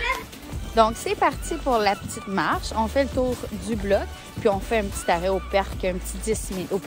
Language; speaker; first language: French; native; French